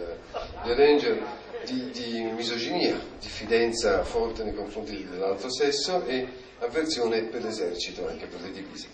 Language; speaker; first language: Italian; native; Italian